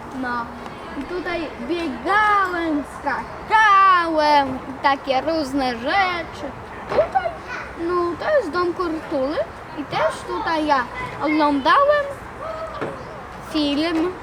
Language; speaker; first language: Polish; early bilingual, other home language; Russian